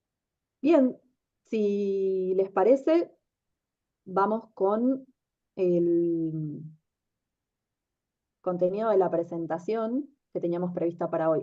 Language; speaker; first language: Spanish; native; Spanish